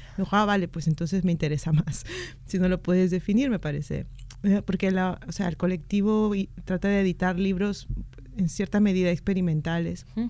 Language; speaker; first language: Spanish; native; Spanish